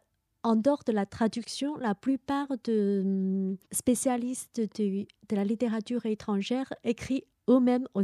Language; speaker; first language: French; non-native, fluent; Chinese